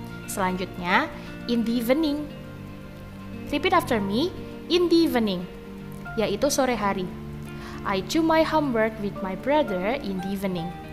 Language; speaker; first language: English; non-native, fluent; Indonesian